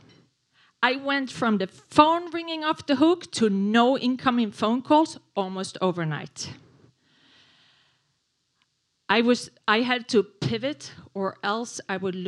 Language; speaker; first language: English; non-native, fluent; Swedish